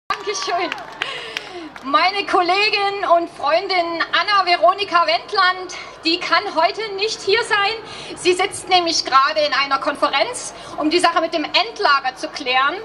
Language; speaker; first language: German; native; German